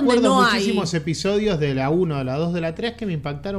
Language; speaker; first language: Spanish; native; Spanish